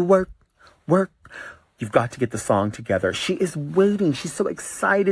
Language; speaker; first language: English; native; English